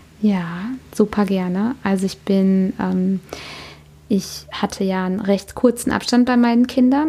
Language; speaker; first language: German; native; German